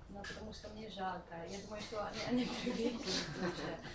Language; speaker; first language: Russian; non-native, fluent; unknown